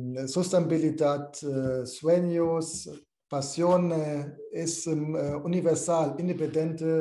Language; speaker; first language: Spanish; non-native, fluent; German